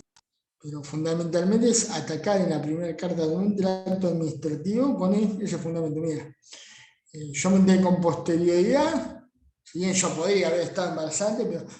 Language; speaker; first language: Spanish; native; Spanish